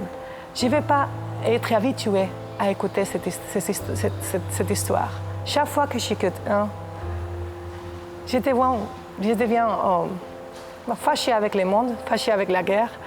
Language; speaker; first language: French; non-native, fluent; Spanish